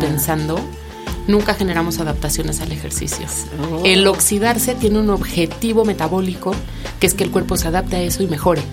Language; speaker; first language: Spanish; native; Spanish